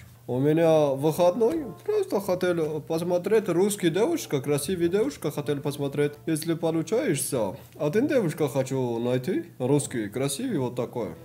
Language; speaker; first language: Russian; non-native, learner; Tajik